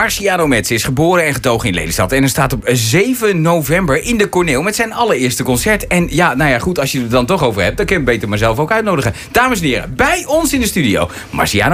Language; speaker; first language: Dutch; native; Dutch